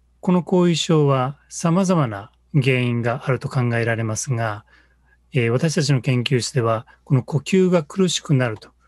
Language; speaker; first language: Japanese; native; Japanese